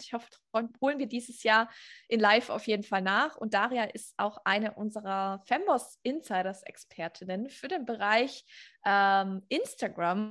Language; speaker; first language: German; native; German